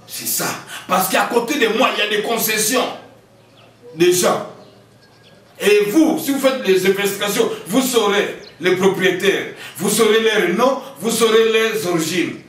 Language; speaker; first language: French; non-native, local second language; Kongo